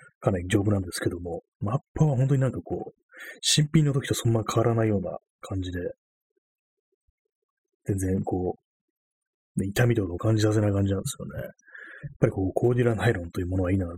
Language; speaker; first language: Japanese; native; Japanese